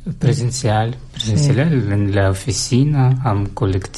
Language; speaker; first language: Catalan; non-native, learner; Russian